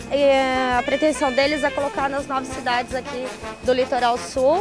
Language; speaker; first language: Portuguese; native; Portuguese